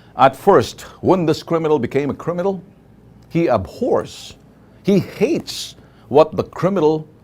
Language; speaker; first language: English; non-native, local second language; Filipino